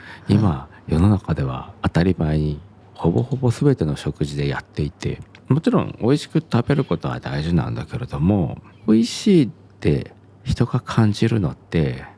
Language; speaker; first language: Japanese; native; Japanese